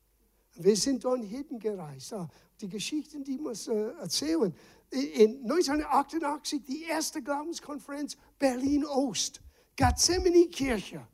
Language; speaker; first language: German; non-native, fluent; English